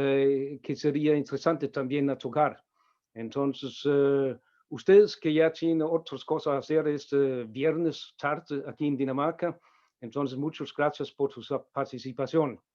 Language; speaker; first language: Spanish; non-native, fluent; Danish